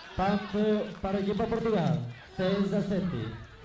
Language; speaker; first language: Portuguese; non-native, local second language; Tetum